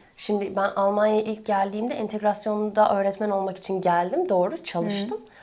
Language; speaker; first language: Turkish; native; Turkish